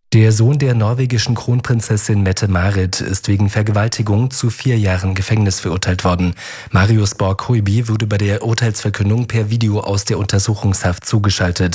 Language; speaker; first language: German; native; German